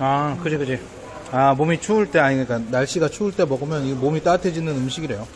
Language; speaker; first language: Korean; native; Korean